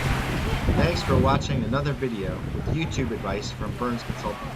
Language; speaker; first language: English; native; English